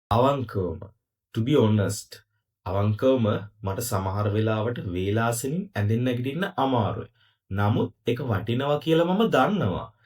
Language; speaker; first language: Sinhala; native; Sinhala